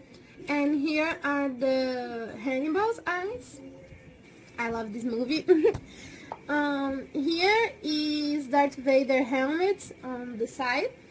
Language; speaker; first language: English; non-native, fluent; Portuguese